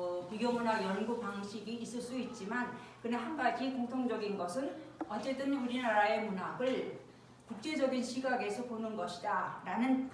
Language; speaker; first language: Korean; native; Korean